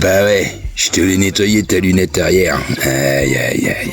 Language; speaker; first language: French; native; French